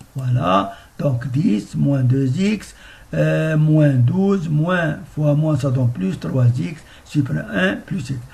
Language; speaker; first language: French; non-native, local second language; Arabic